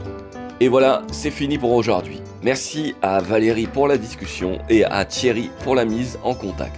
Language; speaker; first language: French; native; French